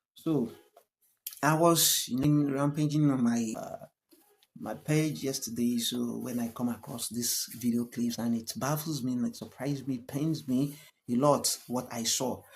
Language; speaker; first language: English; non-native, local second language; Yoruba